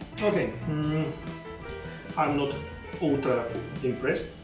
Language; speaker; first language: English; non-native, fluent; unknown